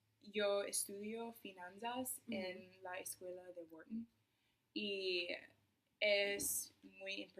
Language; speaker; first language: Spanish; non-native, learner; English